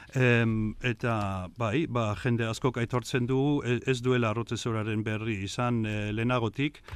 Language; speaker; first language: Basque; non-native, fluent; German